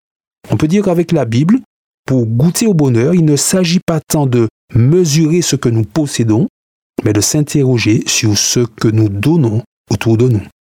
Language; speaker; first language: French; native; French